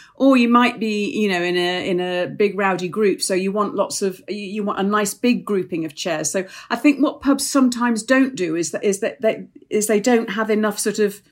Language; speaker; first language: English; native; English